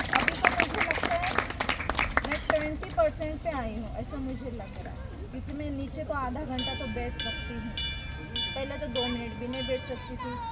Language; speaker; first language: Hindi; non-native, local second language; Marathi